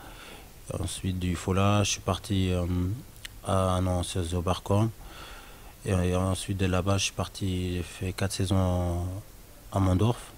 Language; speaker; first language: French; non-native, local second language; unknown